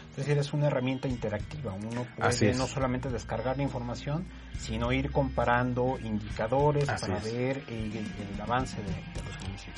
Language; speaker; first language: Spanish; native; Spanish